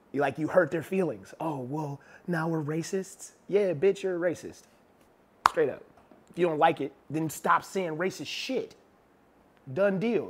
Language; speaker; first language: English; native; English